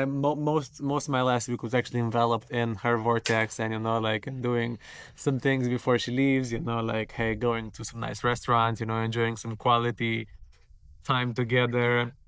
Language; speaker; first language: English; non-native, fluent; Romanian